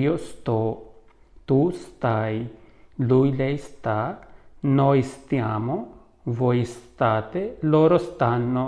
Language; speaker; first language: Italian; non-native, fluent; Urdu